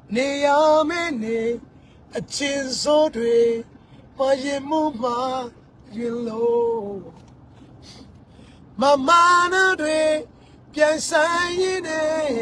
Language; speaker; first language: Burmese; native; Burmese